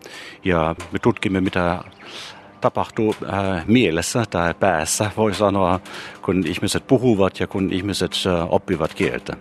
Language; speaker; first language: Finnish; non-native, fluent; German